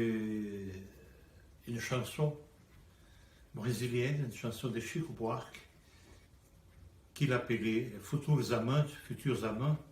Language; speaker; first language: French; non-native, fluent; Portuguese